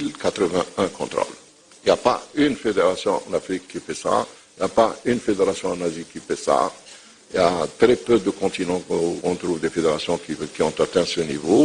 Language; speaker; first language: French; non-native, local second language; Arabic